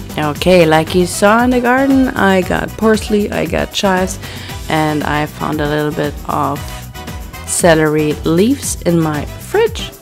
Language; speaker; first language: English; non-native, fluent; German